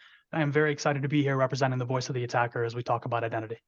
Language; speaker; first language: English; native; English